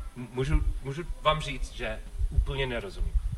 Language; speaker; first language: Czech; non-native, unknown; English